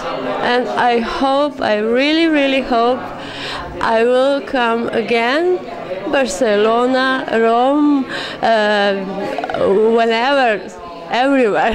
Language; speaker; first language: English; non-native, fluent; Slovenian